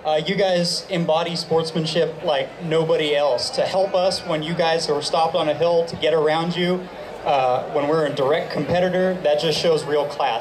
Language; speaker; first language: English; native; English